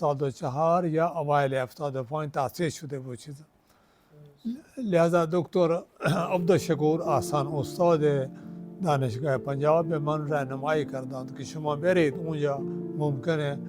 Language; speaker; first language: Persian; non-native, fluent; Urdu